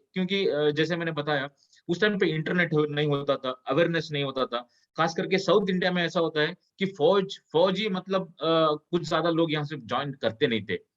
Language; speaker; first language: Hindi; non-native, local second language; Kannada